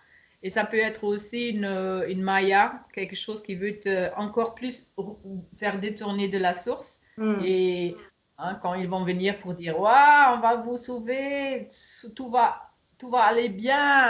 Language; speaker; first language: French; non-native, fluent; German